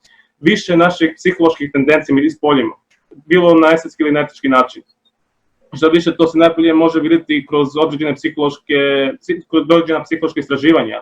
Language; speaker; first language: Bosnian; native; Bosnian